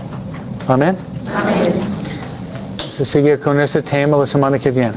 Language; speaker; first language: Spanish; non-native, fluent; English